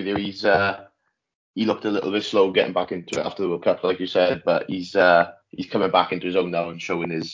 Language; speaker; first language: English; native; English